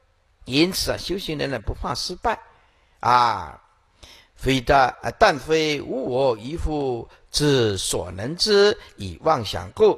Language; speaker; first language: Chinese; native; Chinese